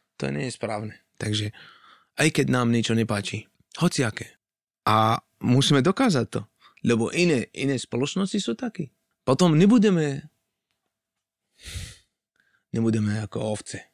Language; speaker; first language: Slovak; non-native, fluent; Arabic